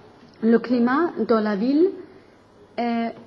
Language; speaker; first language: French; non-native, learner; German